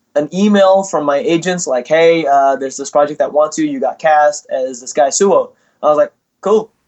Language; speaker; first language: English; early bilingual, other home language; Indonesian